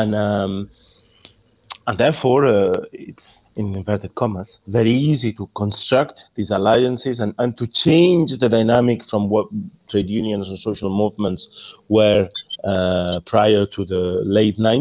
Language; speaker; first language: English; non-native, fluent; Spanish